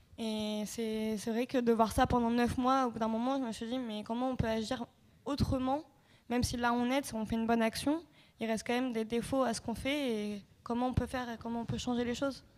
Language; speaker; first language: French; native; French